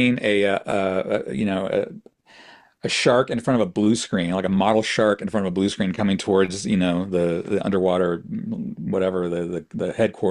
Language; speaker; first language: English; native; English